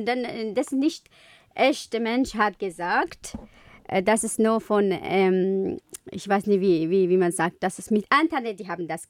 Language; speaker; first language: German; non-native, learner; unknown